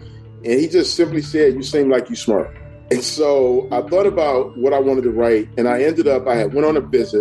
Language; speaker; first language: English; native; English